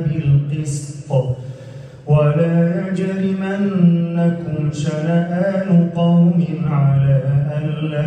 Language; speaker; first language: Arabic; native; Arabic